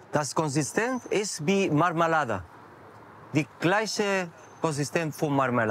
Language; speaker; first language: German; non-native, learner; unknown